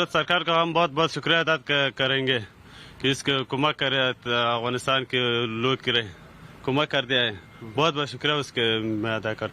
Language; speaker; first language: Hindi; non-native, learner; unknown